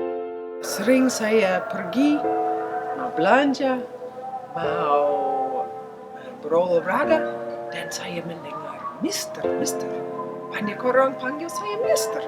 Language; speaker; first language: Indonesian; non-native, fluent; English